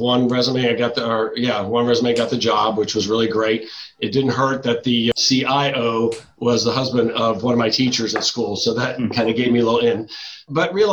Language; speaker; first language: English; early bilingual, other home language; Dutch